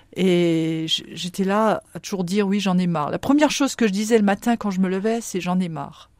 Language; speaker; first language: French; native; French